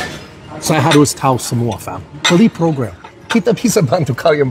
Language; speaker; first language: Indonesian; non-native, fluent; English